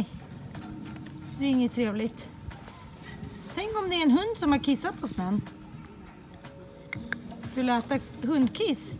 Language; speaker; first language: Swedish; native; Swedish